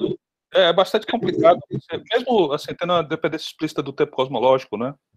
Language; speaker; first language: Portuguese; native; Portuguese